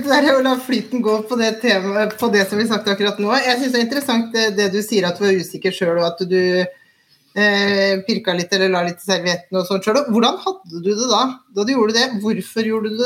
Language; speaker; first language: Norwegian; native; Norwegian